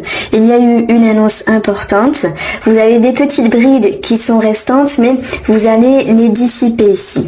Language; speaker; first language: French; native; French